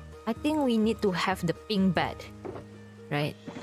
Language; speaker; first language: English; non-native, fluent; Indonesian